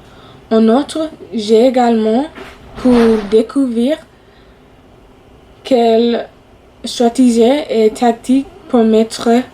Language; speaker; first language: French; non-native, fluent; English